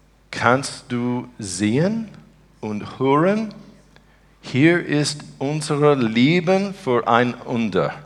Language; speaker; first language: German; non-native, learner; English